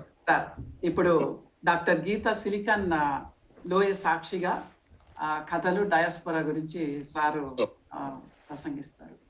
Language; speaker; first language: Telugu; native; Telugu